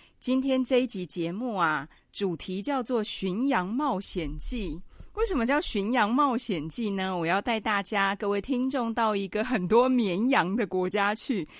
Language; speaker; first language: Chinese; native; Chinese